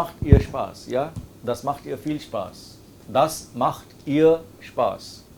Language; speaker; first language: German; non-native, fluent; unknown